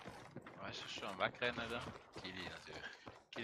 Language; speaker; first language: German; native; German